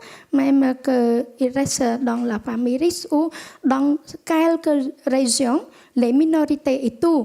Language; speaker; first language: French; non-native, local second language; Khmer